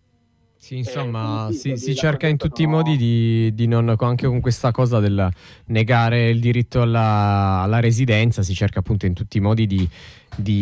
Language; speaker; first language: Italian; native; Italian